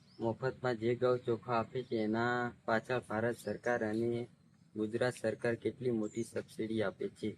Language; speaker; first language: Gujarati; native; Gujarati